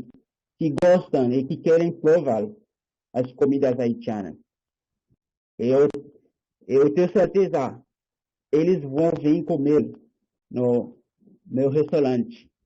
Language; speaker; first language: Portuguese; non-native, learner; Haitian Creole